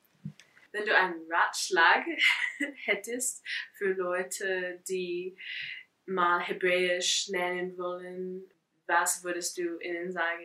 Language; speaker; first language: German; non-native, fluent; English